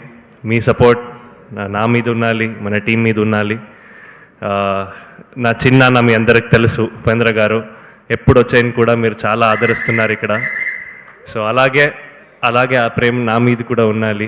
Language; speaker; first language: Telugu; non-native, learner; Kannada